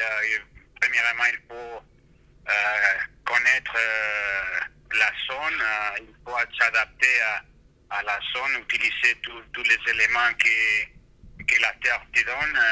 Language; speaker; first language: French; non-native, fluent; Spanish